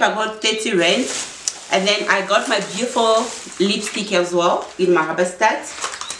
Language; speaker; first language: English; non-native, fluent; Lingala